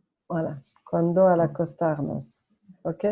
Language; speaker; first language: Spanish; non-native, learner; French